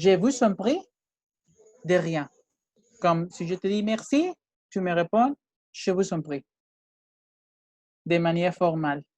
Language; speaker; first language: French; non-native, fluent; Spanish